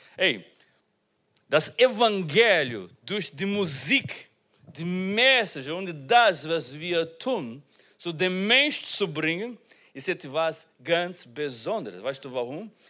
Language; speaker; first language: German; non-native, learner; Portuguese